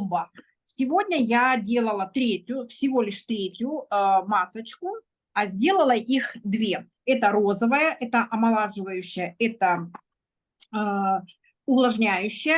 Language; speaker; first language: Russian; native; Russian